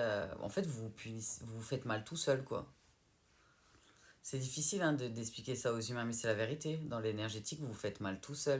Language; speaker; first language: French; native; French